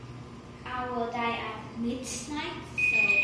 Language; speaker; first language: English; non-native, learner; Vietnamese